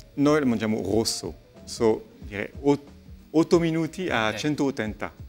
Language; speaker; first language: Italian; non-native, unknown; French